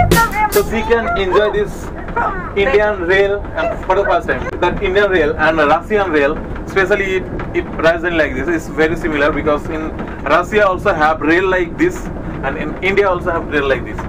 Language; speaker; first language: English; non-native, learner; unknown